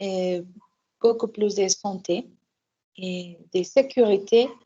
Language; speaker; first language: French; non-native, learner; Spanish